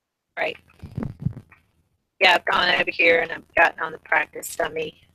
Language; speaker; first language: English; native; English